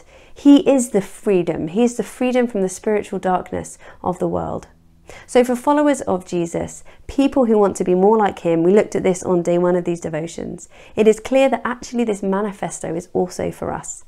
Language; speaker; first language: English; native; English